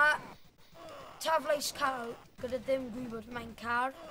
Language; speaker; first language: Welsh; non-native, local second language; English